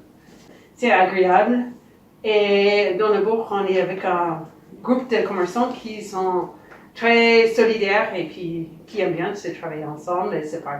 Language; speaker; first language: French; non-native, fluent; English